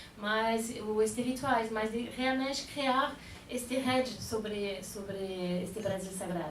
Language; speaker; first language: Portuguese; non-native, fluent; French